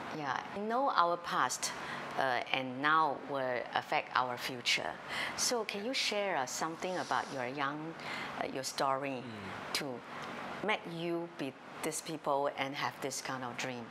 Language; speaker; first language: English; non-native, learner; Chinese